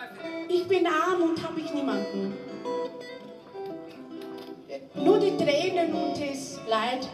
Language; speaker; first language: German; non-native, local second language; Romany